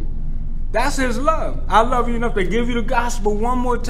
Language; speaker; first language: English; native; English